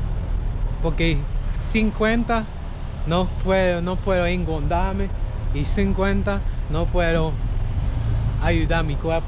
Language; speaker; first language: Spanish; non-native, learner; English